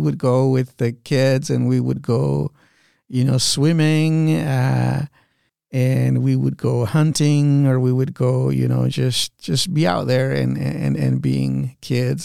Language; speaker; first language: English; non-native, fluent; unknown